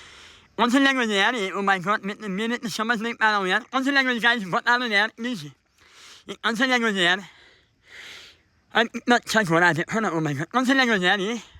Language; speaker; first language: Hindi; non-native, fluent; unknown